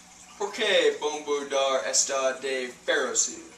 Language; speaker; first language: Spanish; non-native, learner; English